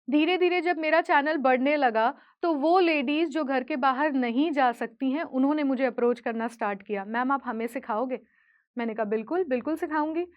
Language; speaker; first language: Hindi; native; Hindi